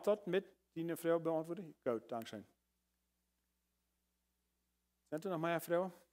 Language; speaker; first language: German; non-native, learner; Plautdietsch